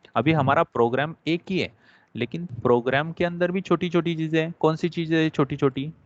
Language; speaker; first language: Hindi; non-native, local second language; Marathi